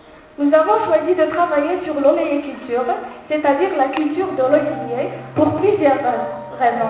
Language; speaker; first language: French; non-native, local second language; Arabic